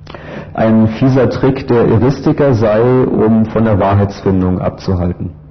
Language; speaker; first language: German; native; German